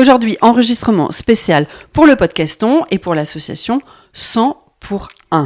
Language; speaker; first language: French; native; French